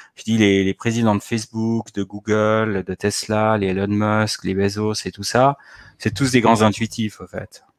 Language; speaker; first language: French; native; French